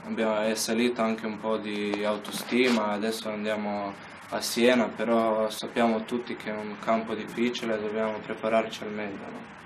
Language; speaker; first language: Italian; non-native, fluent; Slovenian